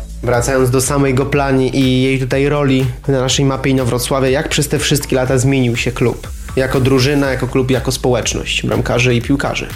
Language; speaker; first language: Polish; native; Polish